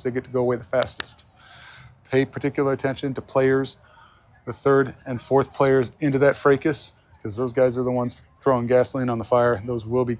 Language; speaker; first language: English; native; English